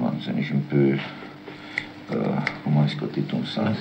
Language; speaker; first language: French; non-native, learner; German